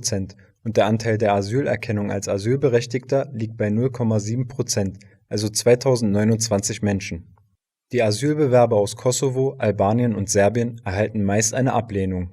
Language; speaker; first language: German; native; German